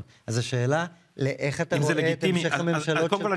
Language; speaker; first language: Hebrew; native; Hebrew